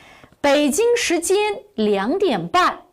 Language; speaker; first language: Chinese; non-native, local second language; Uyghur